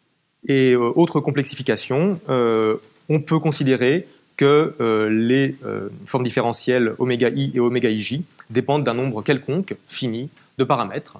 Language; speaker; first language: French; native; French